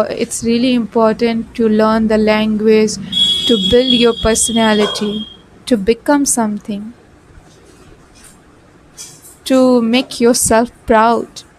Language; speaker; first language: English; non-native, learner; Bhojpuri